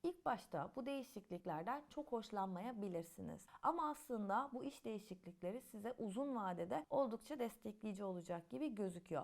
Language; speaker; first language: Turkish; native; Turkish